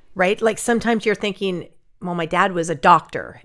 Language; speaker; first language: English; early bilingual, other home language; Norwegian